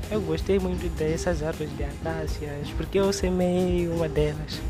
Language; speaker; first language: Portuguese; non-native, local second language; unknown